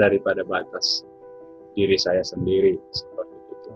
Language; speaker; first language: Indonesian; native; Indonesian